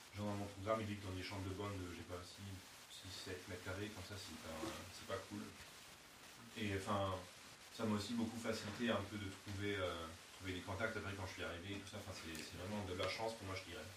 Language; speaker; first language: French; non-native, fluent; German